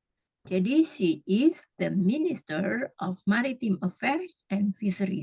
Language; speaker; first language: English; non-native, fluent; Indonesian